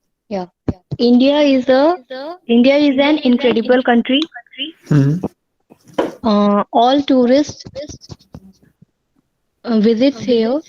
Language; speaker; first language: English; non-native, local second language; Hindi